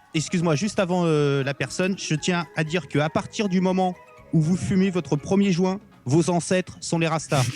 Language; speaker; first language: French; native; French